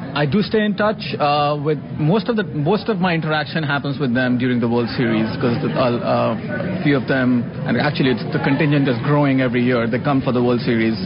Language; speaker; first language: English; non-native, local second language; Hindi